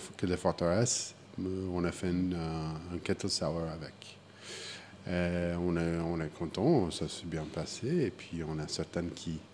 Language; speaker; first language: French; non-native, fluent; English